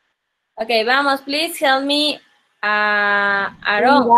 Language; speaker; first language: English; non-native, local second language; Spanish